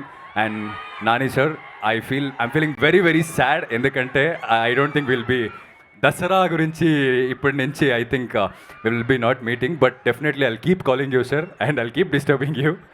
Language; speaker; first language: Telugu; non-native, fluent; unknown